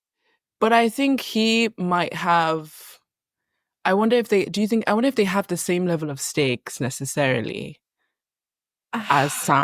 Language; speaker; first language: English; native; English